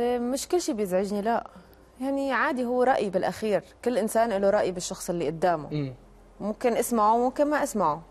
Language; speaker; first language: Arabic; native; Arabic